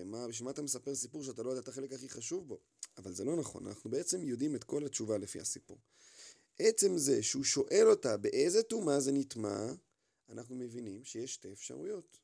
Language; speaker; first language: Hebrew; native; Hebrew